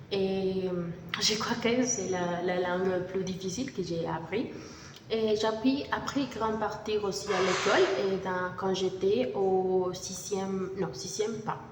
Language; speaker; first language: French; non-native, learner; Spanish